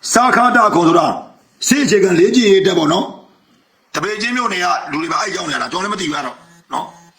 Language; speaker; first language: Burmese; native; Burmese